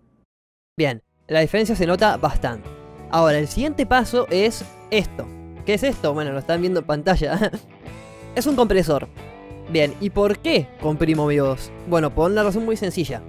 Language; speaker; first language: Spanish; native; Spanish